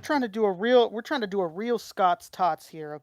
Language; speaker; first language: English; native; English